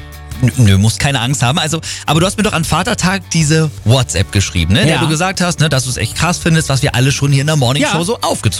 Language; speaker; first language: German; native; German